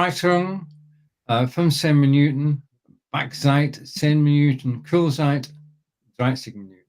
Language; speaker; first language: German; non-native, learner; English